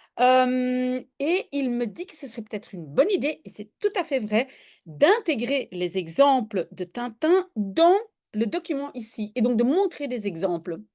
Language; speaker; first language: French; native; French